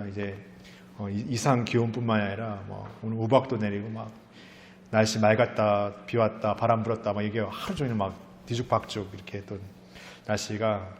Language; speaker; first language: Korean; native; Korean